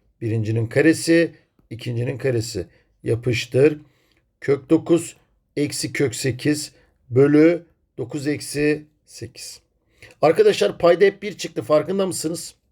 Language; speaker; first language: Turkish; native; Turkish